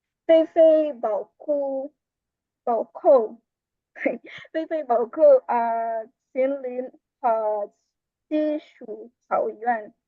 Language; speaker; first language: Chinese; non-native, learner; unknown